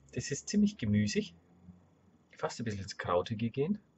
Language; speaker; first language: German; native; German